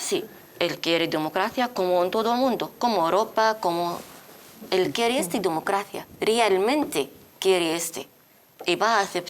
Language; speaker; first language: Spanish; non-native, learner; Arabic